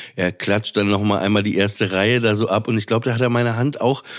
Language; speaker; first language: German; native; German